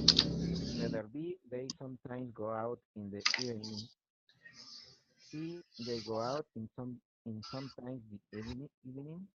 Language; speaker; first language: English; non-native, learner; Spanish